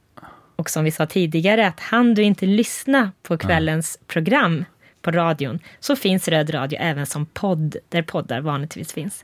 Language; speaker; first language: Swedish; native; Swedish